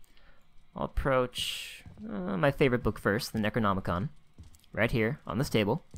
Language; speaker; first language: English; native; English